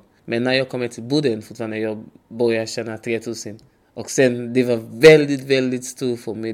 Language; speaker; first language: Swedish; non-native, learner; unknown